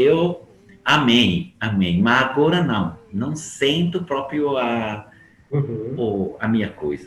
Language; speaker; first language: Portuguese; non-native, fluent; Italian